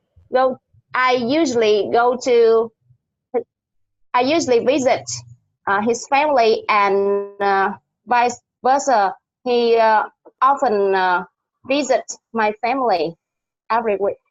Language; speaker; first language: English; non-native, learner; Vietnamese